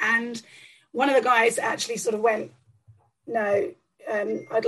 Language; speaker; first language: English; native; English